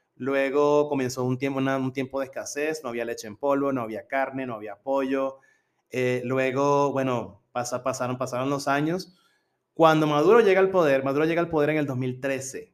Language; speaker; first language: Spanish; native; Spanish